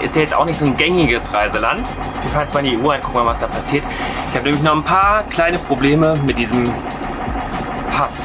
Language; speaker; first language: German; native; German